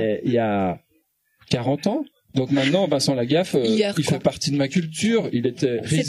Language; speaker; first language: French; native; French